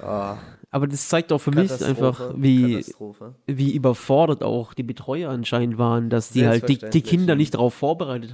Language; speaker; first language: German; native; German